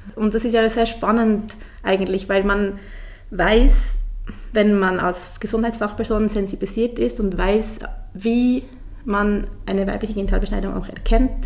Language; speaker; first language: German; native; German